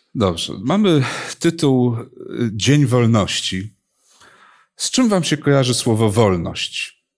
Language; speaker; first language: Polish; native; Polish